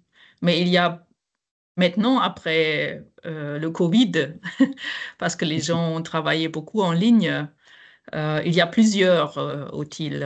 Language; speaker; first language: French; non-native, fluent; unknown